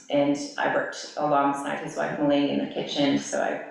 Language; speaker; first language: English; native; English